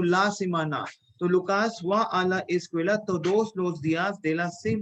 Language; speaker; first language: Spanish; non-native, fluent; Hindi